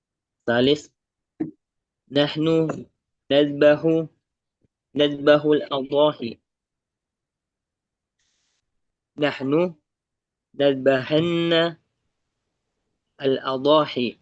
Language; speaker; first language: Arabic; non-native, learner; Indonesian